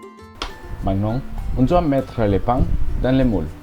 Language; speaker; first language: French; non-native, learner; Spanish